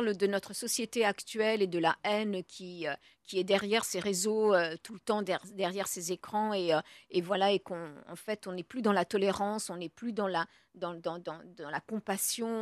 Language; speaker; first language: French; native; French